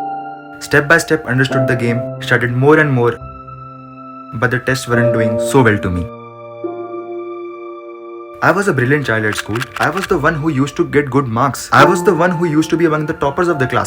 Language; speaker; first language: English; non-native, local second language; Hindi